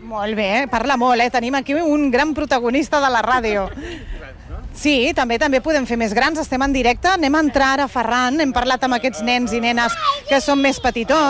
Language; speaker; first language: Catalan; native; Catalan